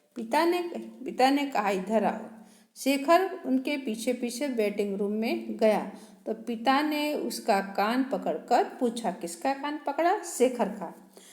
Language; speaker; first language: Hindi; native; Hindi